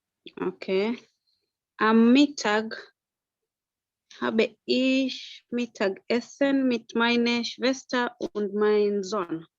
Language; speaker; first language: German; non-native, learner; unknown